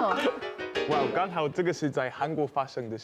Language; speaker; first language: Chinese; non-native, fluent; English